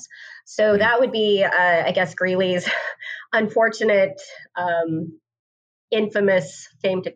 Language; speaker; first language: English; native; English